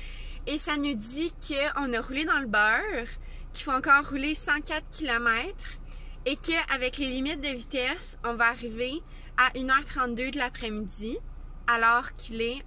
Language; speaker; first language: French; native; French